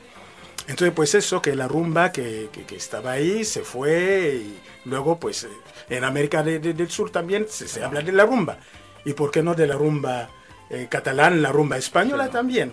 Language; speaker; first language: Spanish; non-native, fluent; Lingala